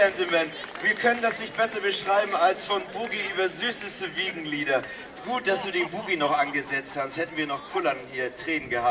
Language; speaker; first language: German; native; German